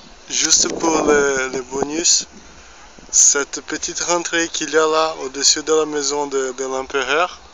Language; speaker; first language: French; non-native, fluent; Portuguese